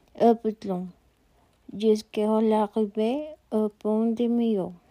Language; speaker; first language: French; non-native, learner; Spanish